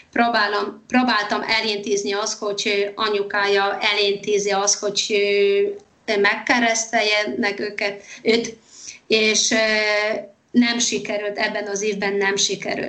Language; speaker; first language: Hungarian; non-native, fluent; Polish